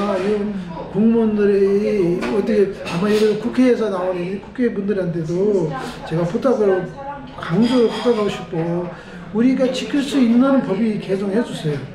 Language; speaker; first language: Korean; non-native, fluent; Nepali